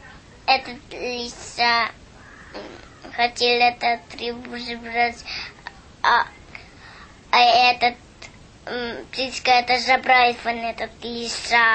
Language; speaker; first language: Russian; early bilingual, heritage; Russian